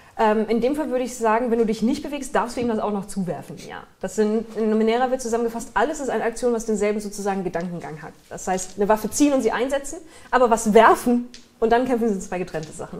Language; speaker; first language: German; native; German